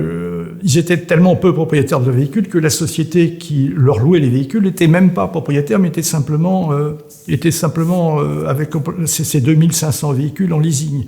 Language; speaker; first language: French; native; French